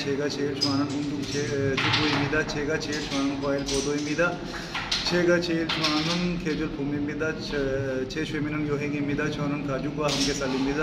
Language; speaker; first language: Korean; non-native, learner; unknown